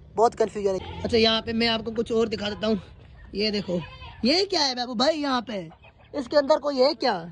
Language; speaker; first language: Urdu; non-native, local second language; Sindhi